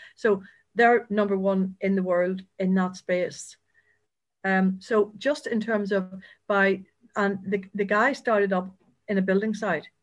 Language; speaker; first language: English; native; English